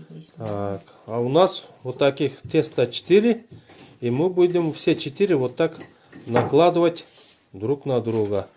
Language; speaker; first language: Russian; non-native, local second language; Kyrgyz